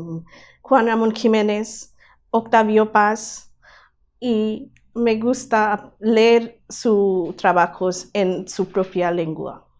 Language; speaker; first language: Spanish; non-native, learner; Bangla